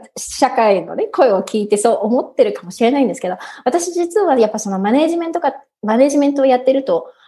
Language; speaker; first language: Japanese; native; Japanese